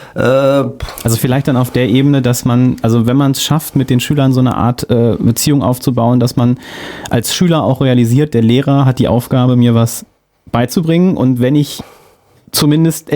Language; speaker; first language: German; native; German